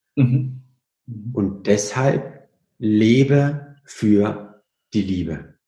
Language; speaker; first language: German; early bilingual, other home language; Italian